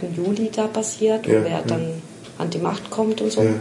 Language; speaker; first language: German; non-native, fluent; Spanish